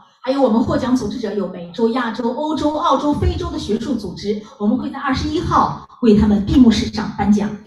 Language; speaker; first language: Chinese; native; Chinese